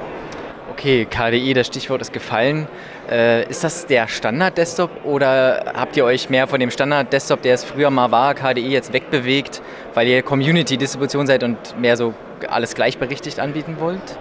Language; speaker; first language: German; native; German